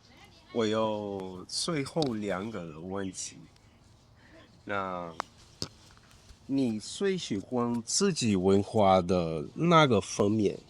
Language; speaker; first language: Chinese; non-native, learner; Portuguese